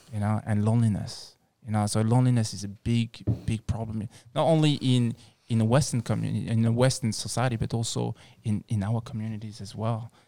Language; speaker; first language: English; non-native, fluent; French